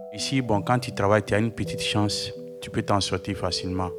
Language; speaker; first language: French; non-native, fluent; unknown